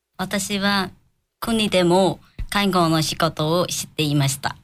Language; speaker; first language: Japanese; non-native, learner; Burmese